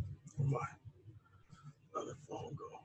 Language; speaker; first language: English; native; English